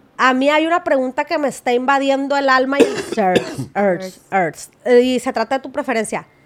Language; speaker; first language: Spanish; native; Spanish